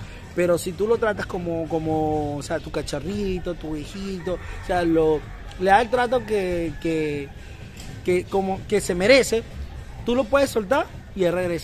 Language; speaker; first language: Spanish; native; Spanish